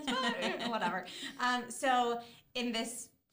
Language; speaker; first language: English; native; English